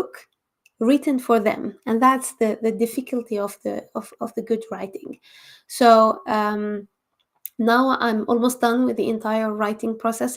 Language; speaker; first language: English; non-native, fluent; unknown